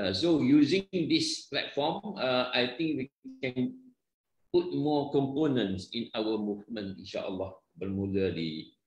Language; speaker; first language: English; non-native, local second language; Malay